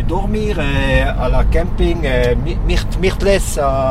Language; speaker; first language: French; non-native, learner; Swiss German